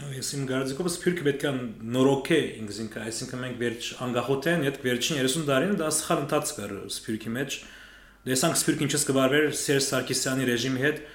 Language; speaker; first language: Armenian; early bilingual, heritage; Armenian